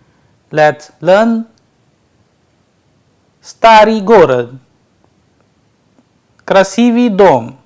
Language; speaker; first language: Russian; non-native, fluent; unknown